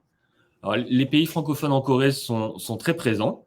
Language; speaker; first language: French; native; French